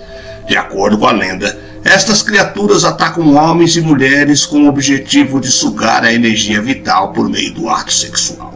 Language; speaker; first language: Portuguese; native; Portuguese